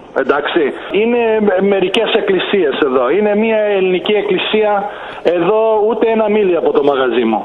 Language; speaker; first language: Greek; early bilingual, heritage; Greek